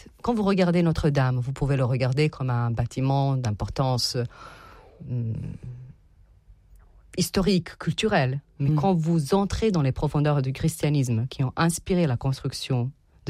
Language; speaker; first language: French; non-native, fluent; Serbian